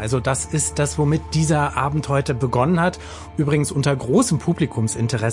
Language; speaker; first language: German; native; German